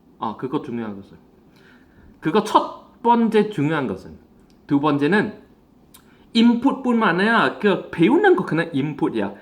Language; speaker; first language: Korean; non-native, fluent; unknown